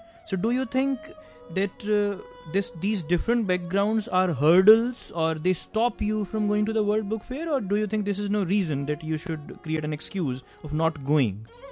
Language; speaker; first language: English; non-native, local second language; Hindi